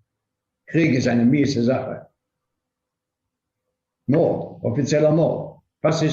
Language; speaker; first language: German; non-native, fluent; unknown